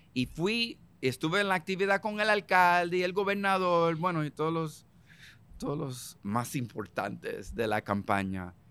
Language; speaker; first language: Spanish; early bilingual, heritage; Spanish